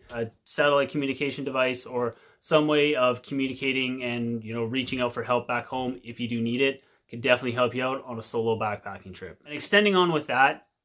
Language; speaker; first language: English; native; English